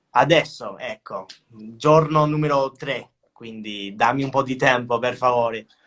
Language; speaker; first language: Italian; non-native, fluent; English